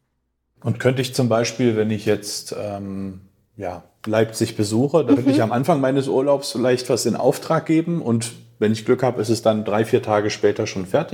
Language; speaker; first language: German; native; German